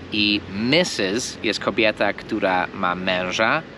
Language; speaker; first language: Polish; non-native, fluent; English